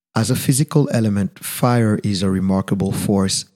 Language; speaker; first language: English; non-native, fluent; Haitian Creole